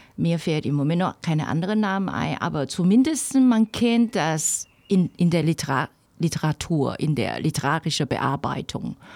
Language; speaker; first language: German; non-native, fluent; Chinese